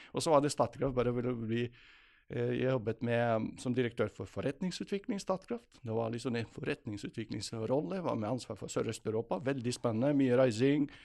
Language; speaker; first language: Norwegian; non-native, fluent; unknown